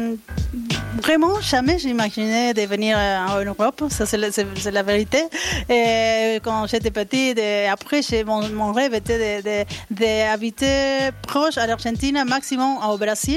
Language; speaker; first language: French; non-native, fluent; Spanish